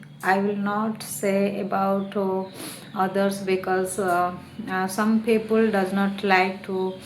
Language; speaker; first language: English; non-native, learner; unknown